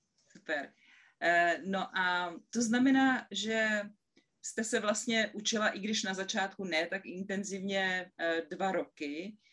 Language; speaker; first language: Czech; native; Czech